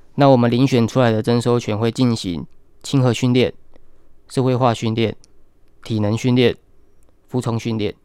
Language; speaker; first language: Chinese; native; Chinese